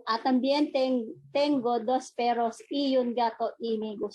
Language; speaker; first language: Spanish; non-native, learner; Filipino